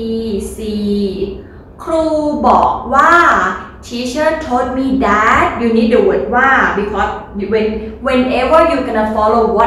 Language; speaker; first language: English; non-native, learner; Thai